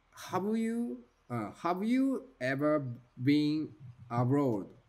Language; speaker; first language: English; non-native, learner; Japanese